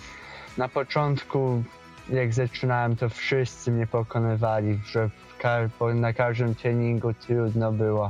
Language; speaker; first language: Polish; early bilingual, heritage; Polish